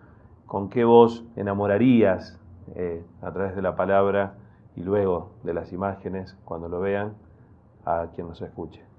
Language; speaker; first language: Spanish; native; Spanish